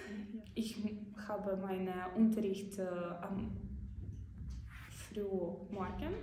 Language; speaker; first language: German; non-native, learner; Ukrainian